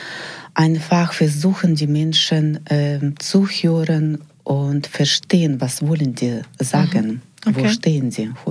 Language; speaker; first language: German; non-native, fluent; Ukrainian